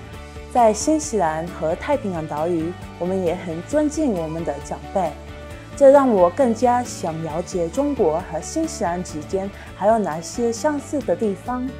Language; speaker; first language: Chinese; non-native, learner; English